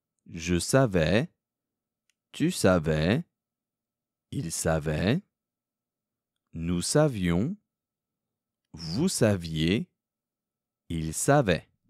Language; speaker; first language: French; non-native, fluent; Korean